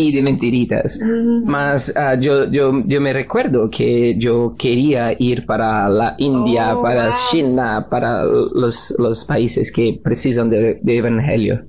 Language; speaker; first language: Spanish; non-native, learner; Portuguese